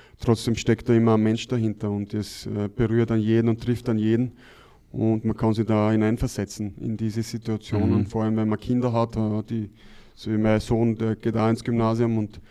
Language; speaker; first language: German; native; German